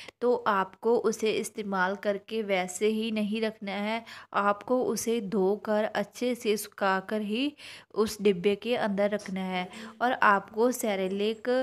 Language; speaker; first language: Hindi; non-native, local second language; Punjabi